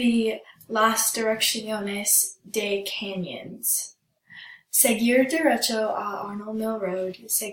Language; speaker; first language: Spanish; non-native, learner; English